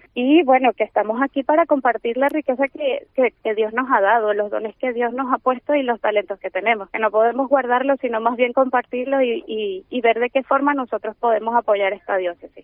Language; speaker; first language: Spanish; native; Spanish